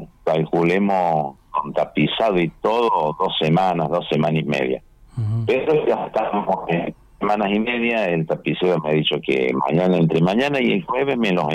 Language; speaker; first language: Spanish; native; Spanish